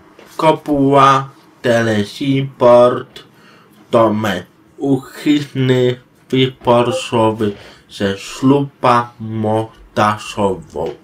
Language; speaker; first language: Polish; non-native, learner; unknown